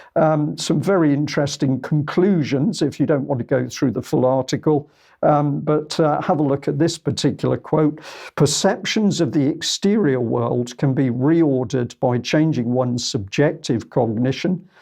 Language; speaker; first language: English; native; English